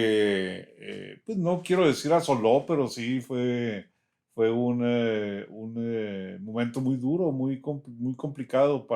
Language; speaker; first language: Spanish; native; Spanish